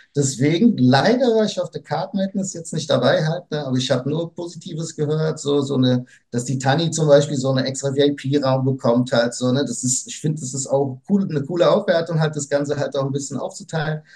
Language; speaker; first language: German; early bilingual, other home language; Portuguese